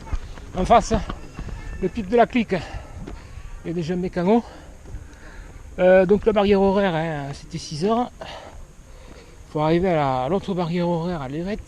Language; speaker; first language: French; native; French